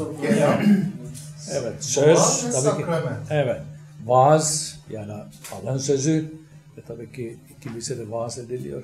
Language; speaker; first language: Turkish; non-native, fluent; Finnish